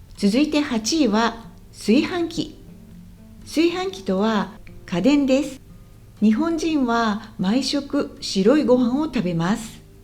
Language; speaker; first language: Japanese; native; Japanese